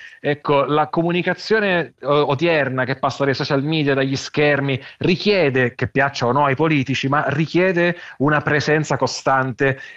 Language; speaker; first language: Italian; native; Italian